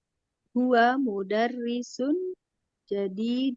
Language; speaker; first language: Arabic; non-native, learner; Indonesian